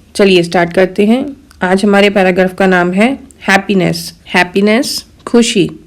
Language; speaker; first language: Hindi; native; Hindi